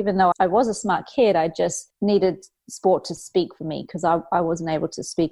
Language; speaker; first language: English; native; English